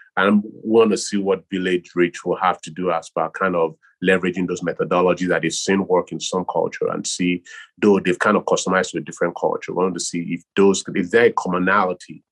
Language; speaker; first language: English; non-native, local second language; Yoruba